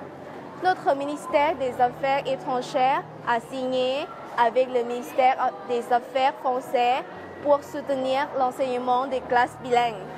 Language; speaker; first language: French; non-native, fluent; Lao